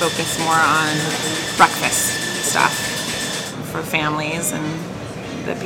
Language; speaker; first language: English; native; English